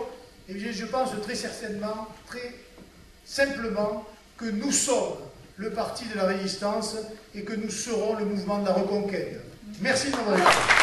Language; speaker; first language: French; native; French